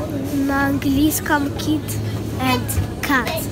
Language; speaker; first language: Russian; early bilingual, heritage; Russian